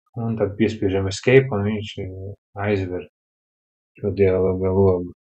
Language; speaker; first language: Latvian; non-native, local second language; Russian